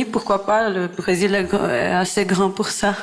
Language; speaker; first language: French; non-native, fluent; Portuguese